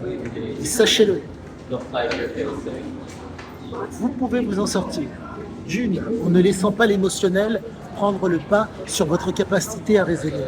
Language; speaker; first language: French; native; French